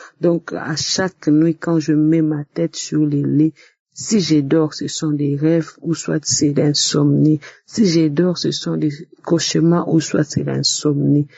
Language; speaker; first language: French; non-native, local second language; Lingala